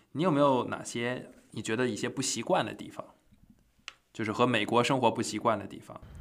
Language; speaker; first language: Chinese; native; Chinese